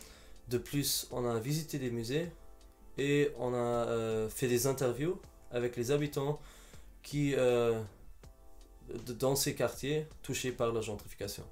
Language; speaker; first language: French; non-native, fluent; German